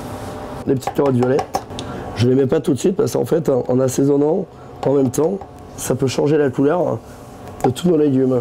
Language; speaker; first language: French; native; French